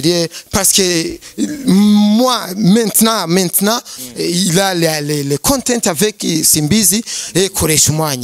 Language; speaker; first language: French; non-native, learner; Rundi